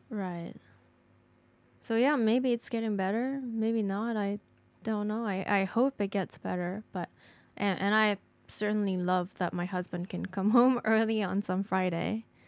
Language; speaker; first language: English; non-native, fluent; Japanese